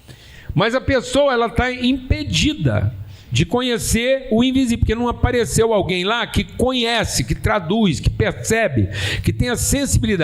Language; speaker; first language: Portuguese; native; Portuguese